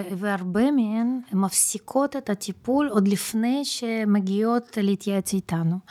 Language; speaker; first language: Hebrew; non-native, fluent; Russian